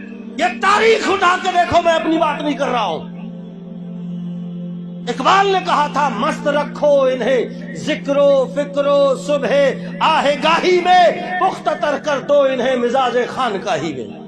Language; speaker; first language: Urdu; native; Urdu